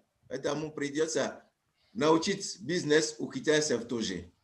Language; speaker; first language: Russian; non-native, fluent; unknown